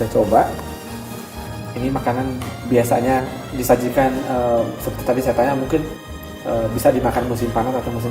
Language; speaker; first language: Indonesian; native; Indonesian